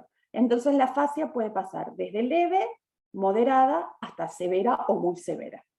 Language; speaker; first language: Spanish; native; Spanish